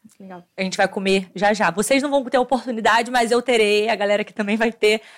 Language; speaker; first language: Portuguese; native; Portuguese